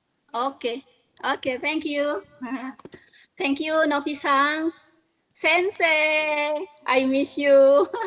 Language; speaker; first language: English; non-native, learner; Indonesian